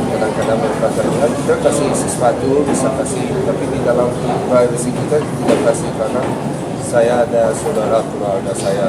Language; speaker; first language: Indonesian; non-native, learner; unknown